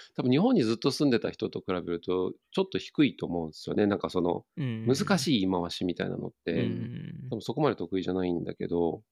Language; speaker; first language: Japanese; early bilingual, other home language; Turkish